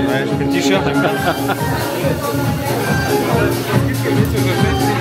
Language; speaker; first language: French; native; French